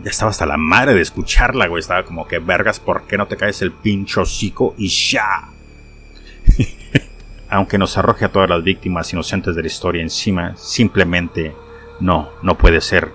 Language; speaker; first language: Spanish; native; Spanish